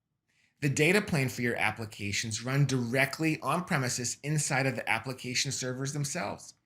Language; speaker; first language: English; native; English